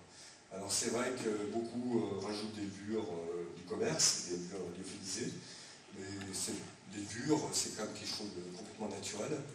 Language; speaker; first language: French; native; French